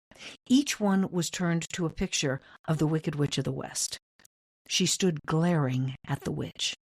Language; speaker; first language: English; native; English